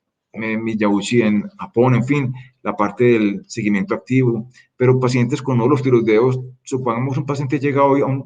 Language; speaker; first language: Spanish; native; Spanish